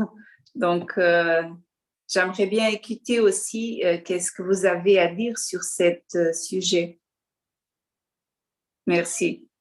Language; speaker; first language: French; non-native, learner; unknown